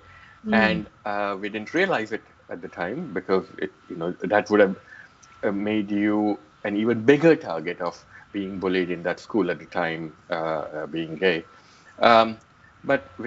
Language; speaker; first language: English; non-native, local second language; Gujarati